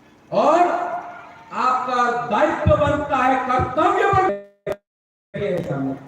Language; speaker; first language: Hindi; non-native, local second language; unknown